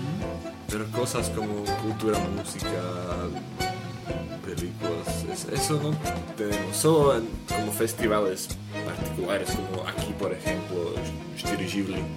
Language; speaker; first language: Spanish; non-native, fluent; Slovak